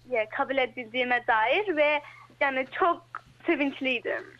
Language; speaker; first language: Turkish; early bilingual, heritage; Turkish